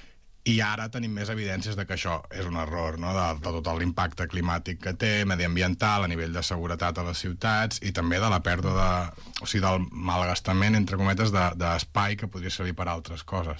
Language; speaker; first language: Catalan; native; Catalan